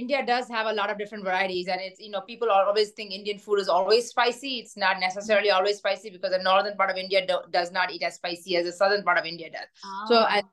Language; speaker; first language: English; non-native, local second language; Urdu